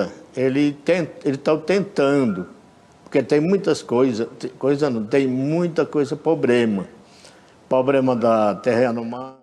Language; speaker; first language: Portuguese; non-native, local second language; Yanomámi